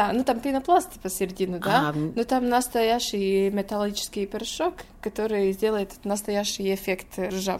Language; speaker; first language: Russian; non-native, local second language; Latvian